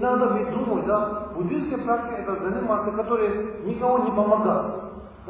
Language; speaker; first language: Russian; non-native, learner; Tibetan